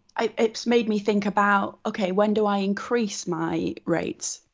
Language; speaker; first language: English; native; English